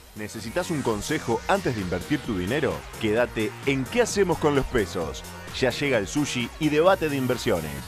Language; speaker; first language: Spanish; native; Spanish